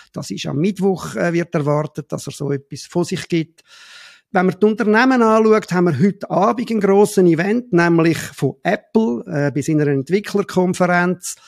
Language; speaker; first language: German; native; German